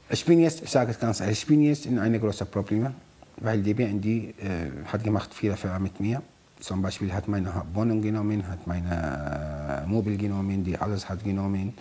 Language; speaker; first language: German; non-native, learner; Arabic